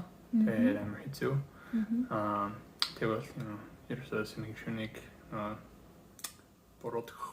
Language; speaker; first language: Mongolian; early bilingual, heritage; English